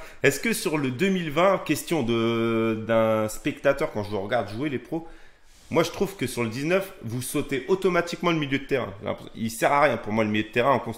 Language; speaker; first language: French; native; French